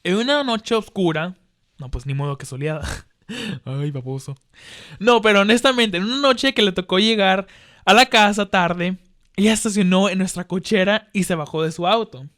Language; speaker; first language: Spanish; early bilingual, heritage; Spanish